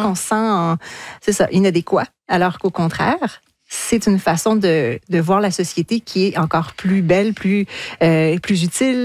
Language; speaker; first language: French; native; French